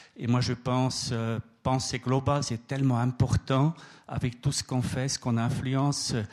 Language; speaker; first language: French; native; French